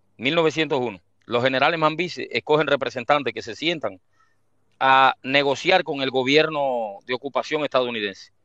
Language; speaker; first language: Spanish; native; Spanish